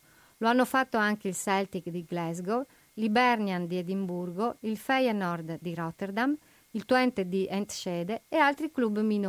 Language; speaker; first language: Italian; native; Italian